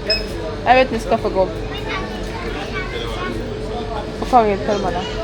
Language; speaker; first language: Turkish; non-native, learner; Kazakh